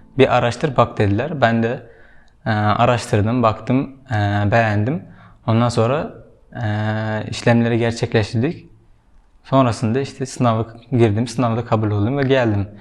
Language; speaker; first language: Turkish; non-native, fluent; Uzbek